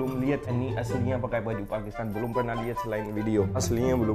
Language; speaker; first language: Indonesian; native; Indonesian